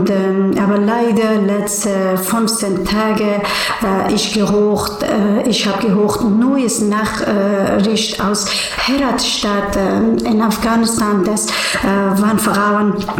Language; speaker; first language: German; non-native, learner; Persian